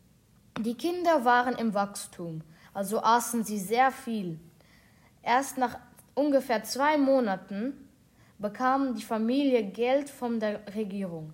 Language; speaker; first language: German; non-native, local second language; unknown